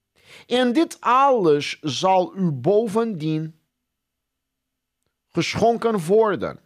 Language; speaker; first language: Dutch; non-native, fluent; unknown